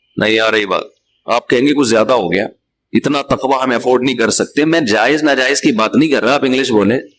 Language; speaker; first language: Urdu; native; Urdu